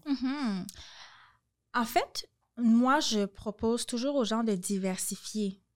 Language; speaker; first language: French; native; French